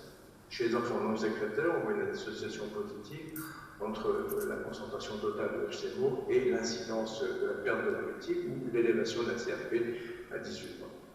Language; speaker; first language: French; native; French